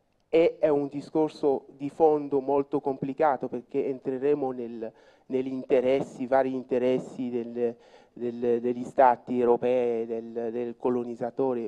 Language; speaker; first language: Italian; non-native, fluent; French